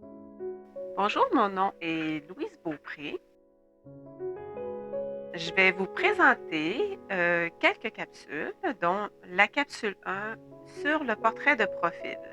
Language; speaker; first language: French; native; French